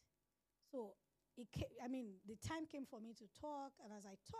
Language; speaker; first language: English; non-native, local second language; Yoruba